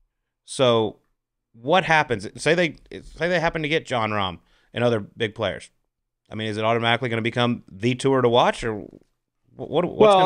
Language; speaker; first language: English; native; English